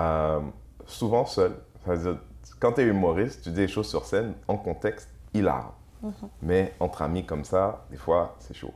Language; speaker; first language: French; early bilingual, other home language; Haitian Creole